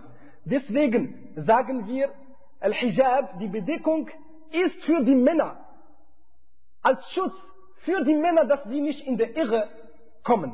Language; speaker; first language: German; non-native, fluent; Arabic